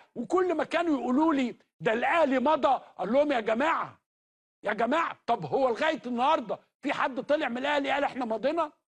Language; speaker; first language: Arabic; native; Arabic